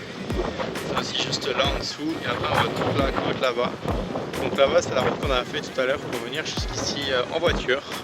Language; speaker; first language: French; native; French